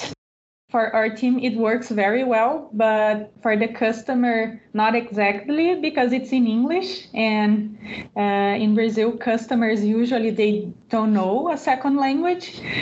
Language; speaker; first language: English; non-native, fluent; Portuguese